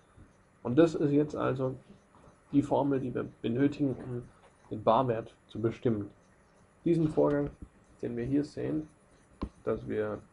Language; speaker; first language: German; native; German